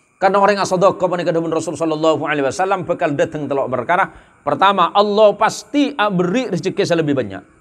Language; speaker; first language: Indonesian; native; Indonesian